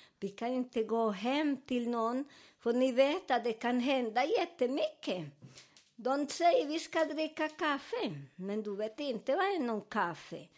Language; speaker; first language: Swedish; non-native, learner; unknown